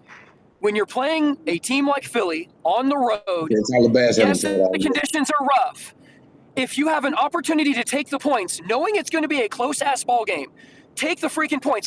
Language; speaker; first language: English; native; English